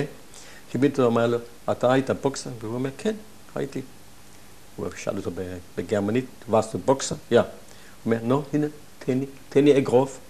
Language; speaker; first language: Hebrew; non-native, fluent; German